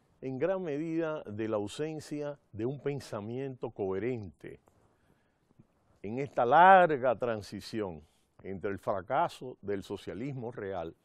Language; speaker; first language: Spanish; native; Spanish